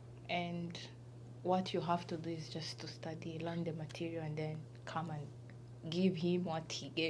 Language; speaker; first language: English; non-native, fluent; Kinyarwanda